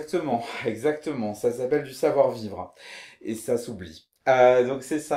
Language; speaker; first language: French; native; French